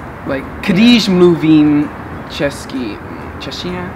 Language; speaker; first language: Czech; early bilingual, heritage; English